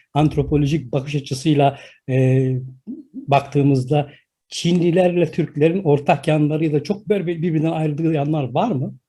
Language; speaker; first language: Turkish; native; Turkish